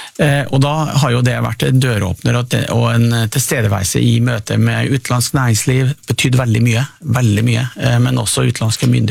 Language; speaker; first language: Norwegian; native; Norwegian